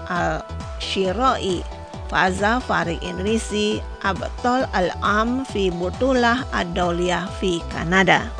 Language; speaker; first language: Arabic; non-native, fluent; Indonesian